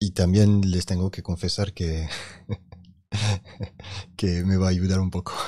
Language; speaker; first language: Spanish; non-native, fluent; French